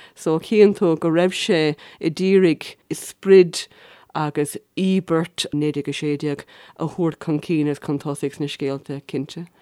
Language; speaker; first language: Irish; native; Irish